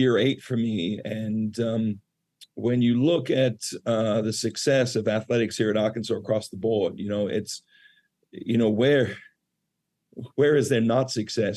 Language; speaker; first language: English; native; English